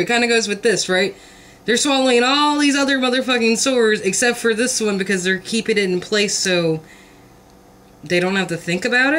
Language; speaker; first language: English; native; English